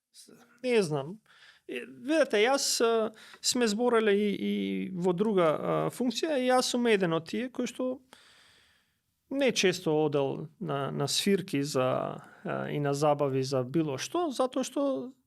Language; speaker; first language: Macedonian; non-native, local second language; Albanian